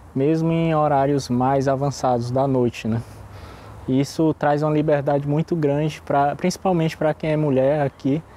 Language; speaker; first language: Portuguese; native; Portuguese